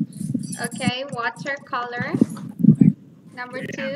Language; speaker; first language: English; non-native, learner; Thai